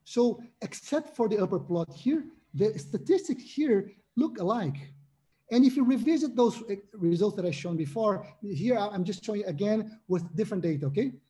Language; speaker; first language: English; non-native, fluent; Portuguese